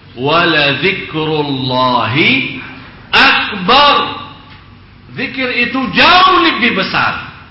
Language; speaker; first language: Indonesian; non-native, fluent; Arabic